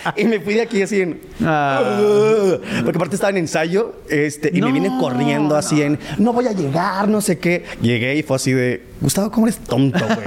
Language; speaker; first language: Spanish; native; Spanish